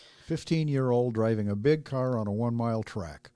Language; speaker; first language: English; native; English